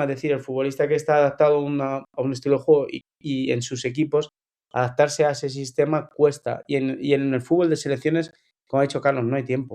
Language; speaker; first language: Spanish; native; Spanish